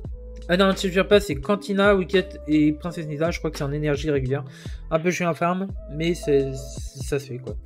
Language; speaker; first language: French; native; French